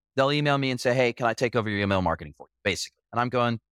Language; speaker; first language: English; native; English